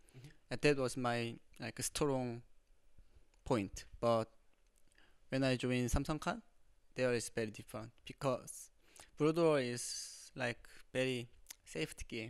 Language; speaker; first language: English; non-native, learner; Korean